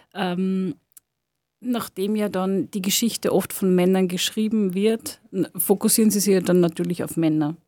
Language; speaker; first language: German; native; German